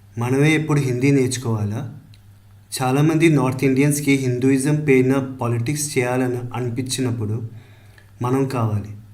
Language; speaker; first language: Telugu; early bilingual, heritage; Telugu